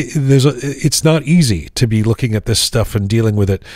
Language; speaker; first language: English; native; English